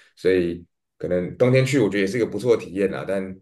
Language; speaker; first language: Chinese; native; Chinese